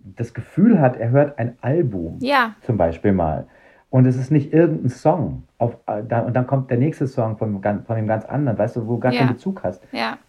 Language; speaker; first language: German; native; German